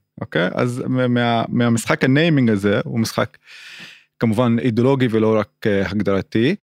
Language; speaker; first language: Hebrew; non-native, local second language; Arabic